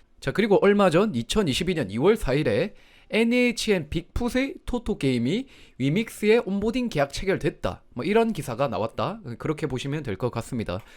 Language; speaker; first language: Korean; native; Korean